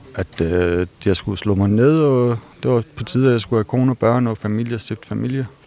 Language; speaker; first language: Danish; early bilingual, other home language; Kurdish